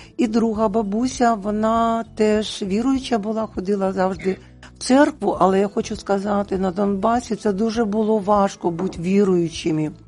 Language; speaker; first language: Ukrainian; non-native, local second language; Russian